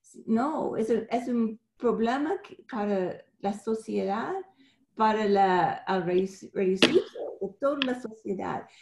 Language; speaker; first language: Spanish; non-native, fluent; English